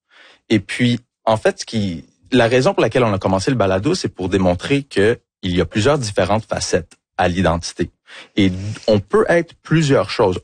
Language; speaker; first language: French; early bilingual, other home language; English